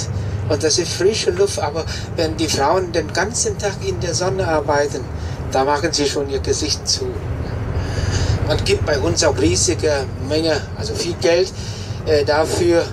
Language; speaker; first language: German; non-native, fluent; Vietnamese